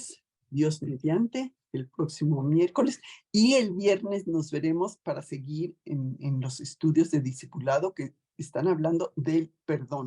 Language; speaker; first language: Spanish; native; Spanish